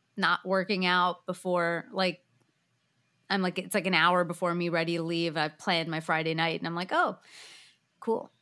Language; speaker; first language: English; early bilingual, other home language; Hindi